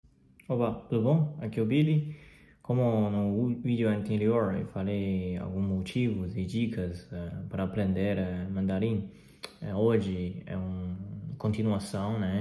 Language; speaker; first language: Portuguese; non-native, fluent; Chinese